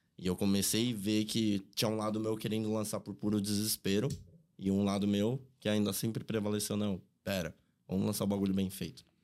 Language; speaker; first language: Portuguese; native; Portuguese